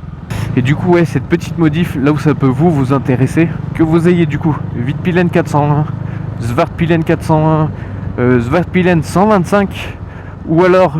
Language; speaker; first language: French; native; French